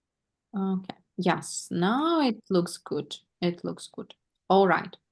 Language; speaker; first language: English; non-native, fluent; Russian